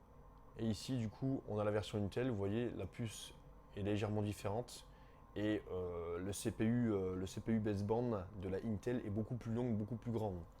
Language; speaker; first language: French; native; French